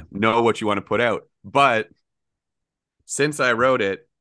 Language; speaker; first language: English; native; English